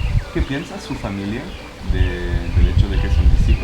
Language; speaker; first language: Spanish; non-native, fluent; French